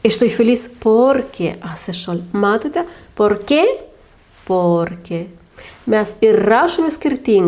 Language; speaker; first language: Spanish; non-native, fluent; Lithuanian